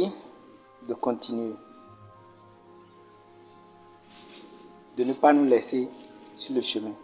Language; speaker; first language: French; non-native, local second language; Fon